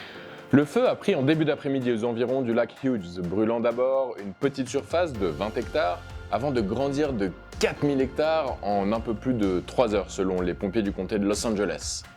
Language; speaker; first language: French; native; French